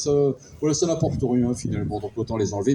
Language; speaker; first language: French; native; French